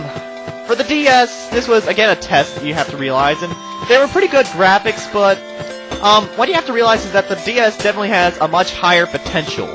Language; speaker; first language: English; native; English